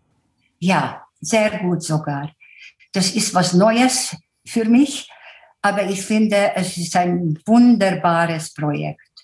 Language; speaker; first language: German; non-native, fluent; Hungarian